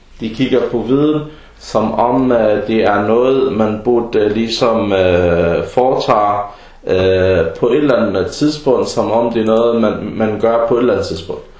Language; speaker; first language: Danish; early bilingual, other home language; Arabic